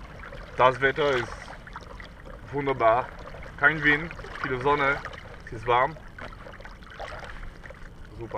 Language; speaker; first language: German; non-native, learner; French